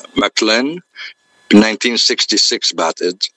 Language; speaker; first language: Arabic; native; Arabic